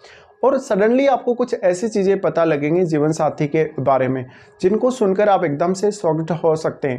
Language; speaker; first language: Hindi; native; Hindi